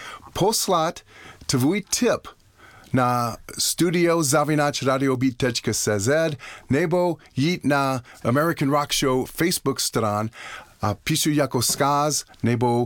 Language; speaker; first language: Czech; non-native, learner; English